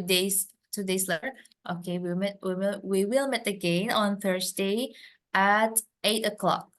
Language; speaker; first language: English; non-native, fluent; Indonesian